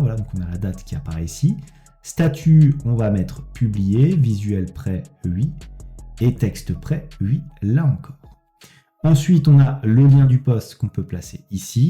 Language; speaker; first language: French; native; French